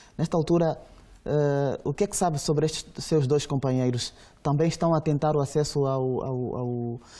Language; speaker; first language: Portuguese; native; Portuguese